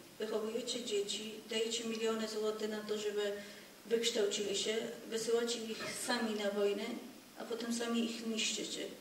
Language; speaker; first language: Polish; non-native, fluent; Persian